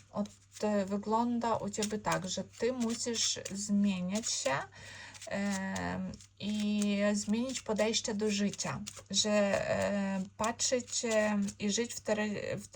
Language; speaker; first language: Polish; non-native, learner; Ukrainian